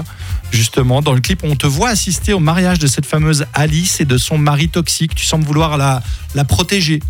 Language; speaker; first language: French; native; French